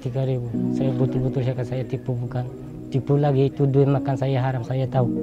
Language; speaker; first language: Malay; non-native, learner; Rohingya